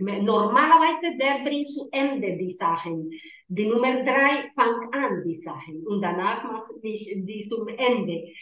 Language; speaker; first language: German; non-native, learner; Spanish